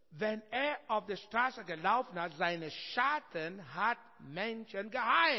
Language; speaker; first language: German; non-native, learner; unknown